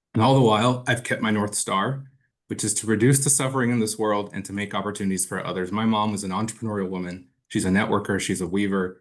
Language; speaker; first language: English; early bilingual, other home language; Spanish